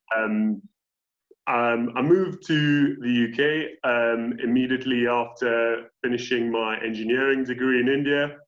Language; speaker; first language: English; native; English